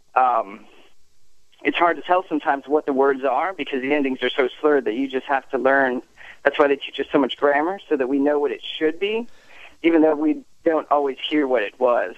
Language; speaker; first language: English; native; English